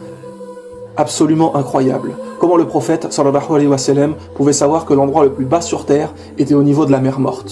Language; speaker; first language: French; native; French